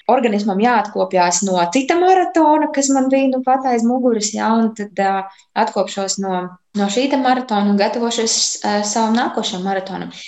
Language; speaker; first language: Latvian; native; Latvian